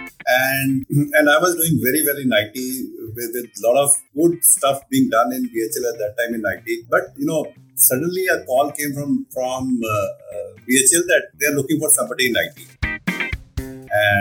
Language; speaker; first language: English; non-native, local second language; Punjabi